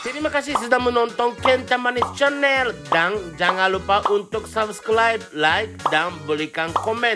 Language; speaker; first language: Indonesian; non-native, fluent; Japanese